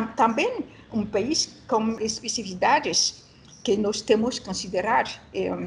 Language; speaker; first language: Portuguese; non-native, learner; French